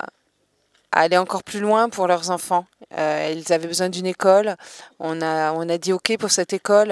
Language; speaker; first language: French; native; French